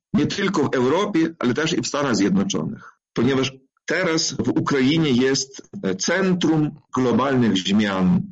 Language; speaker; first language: Polish; non-native, fluent; Ukrainian